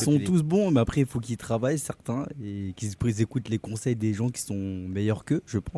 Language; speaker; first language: French; native; French